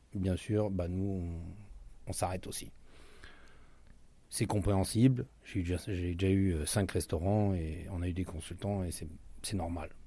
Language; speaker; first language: French; native; French